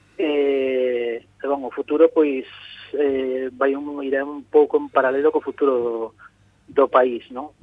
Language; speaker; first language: Galician; non-native, local second language; Spanish